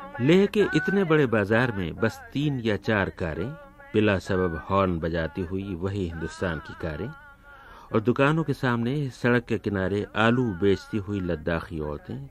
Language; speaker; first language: Urdu; native; Urdu